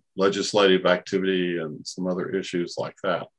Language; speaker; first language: English; native; English